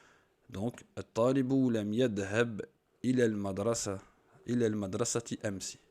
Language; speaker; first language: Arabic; non-native, fluent; French